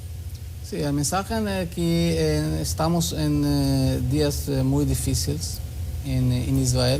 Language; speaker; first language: Spanish; non-native, learner; Hebrew